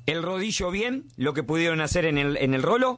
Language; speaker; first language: Spanish; native; Spanish